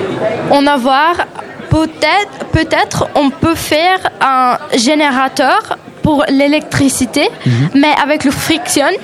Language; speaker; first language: French; non-native, learner; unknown